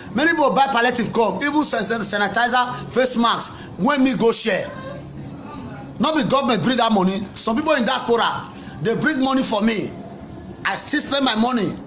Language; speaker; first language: Nigerian Pidgin; native; Nigerian Pidgin